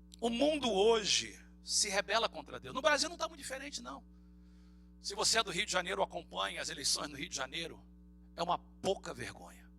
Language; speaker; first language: Portuguese; native; Portuguese